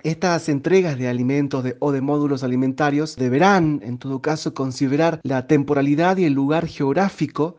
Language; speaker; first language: Spanish; native; Spanish